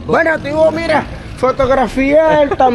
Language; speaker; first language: Spanish; native; Spanish